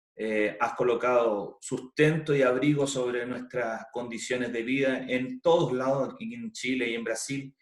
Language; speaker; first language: Spanish; native; Spanish